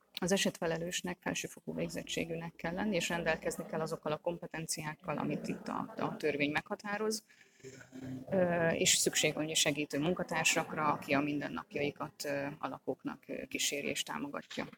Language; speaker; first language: Hungarian; native; Hungarian